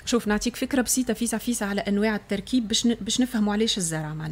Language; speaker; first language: Arabic; native; Arabic